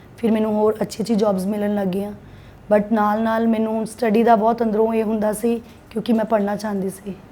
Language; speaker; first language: Punjabi; non-native, local second language; Hindi